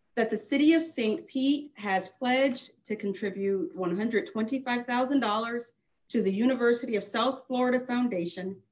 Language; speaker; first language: English; native; English